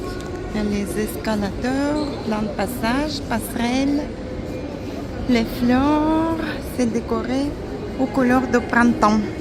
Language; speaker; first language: French; non-native, fluent; Russian